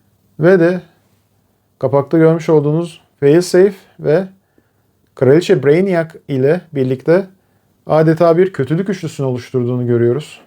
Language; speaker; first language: Turkish; native; Turkish